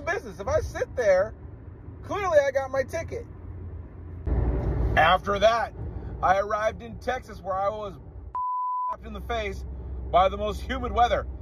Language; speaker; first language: English; native; English